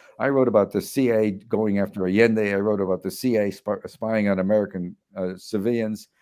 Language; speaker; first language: English; native; English